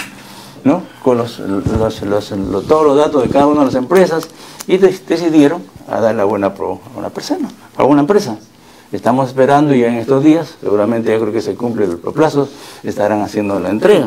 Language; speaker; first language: Spanish; native; Spanish